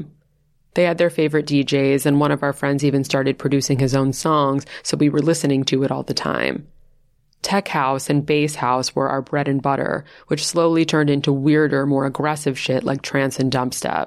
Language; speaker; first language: English; native; English